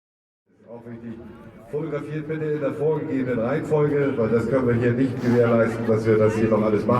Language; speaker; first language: German; native; German